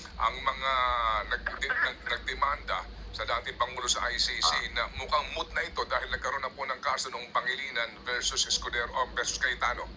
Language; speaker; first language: Filipino; native; Filipino